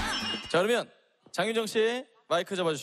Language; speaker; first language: Korean; native; Korean